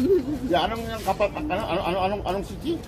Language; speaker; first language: Filipino; non-native, learner; Korean